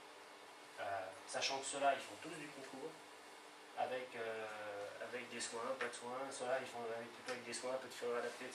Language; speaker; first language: French; native; French